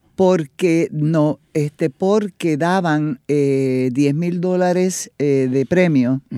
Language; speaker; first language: Spanish; native; Spanish